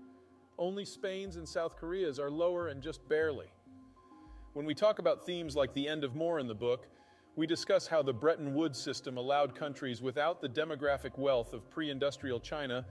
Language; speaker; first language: English; native; English